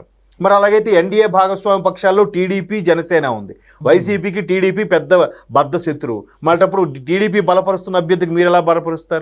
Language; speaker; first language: Telugu; native; Telugu